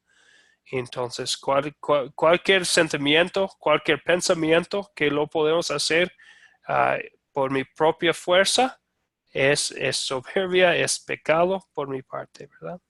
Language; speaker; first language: Spanish; non-native, fluent; English